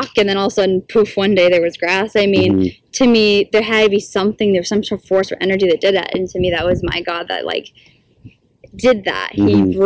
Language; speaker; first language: English; native; English